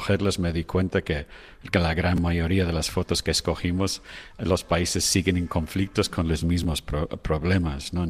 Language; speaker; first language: Spanish; non-native, fluent; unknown